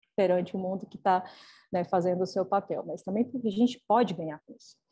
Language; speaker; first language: Portuguese; native; Portuguese